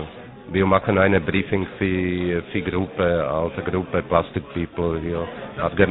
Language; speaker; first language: German; non-native, learner; Czech